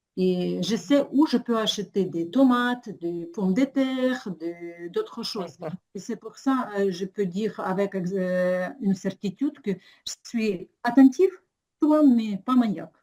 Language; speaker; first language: French; non-native, learner; Ukrainian